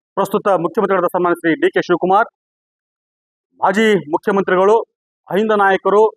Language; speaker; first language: Kannada; non-native, local second language; Lambadi